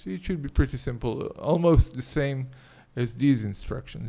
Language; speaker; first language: English; non-native, fluent; Hebrew